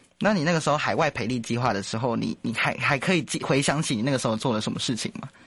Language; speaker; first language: Chinese; native; Chinese